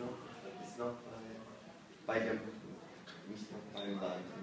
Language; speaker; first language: German; non-native, fluent; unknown